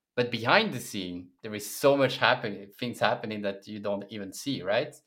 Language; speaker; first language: English; non-native, fluent; French